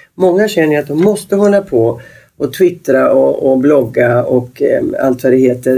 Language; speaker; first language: Swedish; native; Swedish